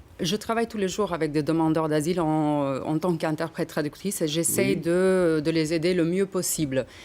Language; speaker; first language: French; non-native, fluent; Albanian